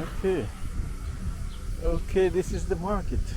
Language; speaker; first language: English; non-native, learner; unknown